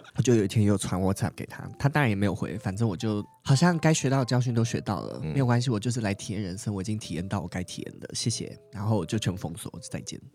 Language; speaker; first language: Chinese; native; Chinese